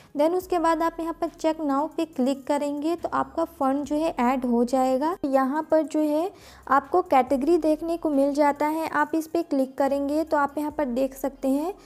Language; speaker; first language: Hindi; native; Hindi